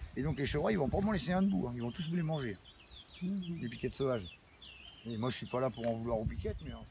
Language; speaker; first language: French; native; French